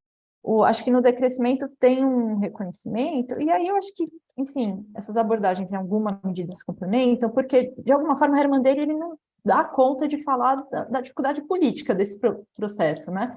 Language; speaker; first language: Portuguese; native; Portuguese